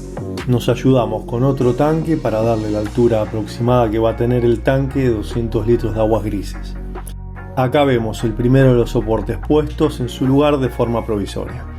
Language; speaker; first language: Spanish; native; Spanish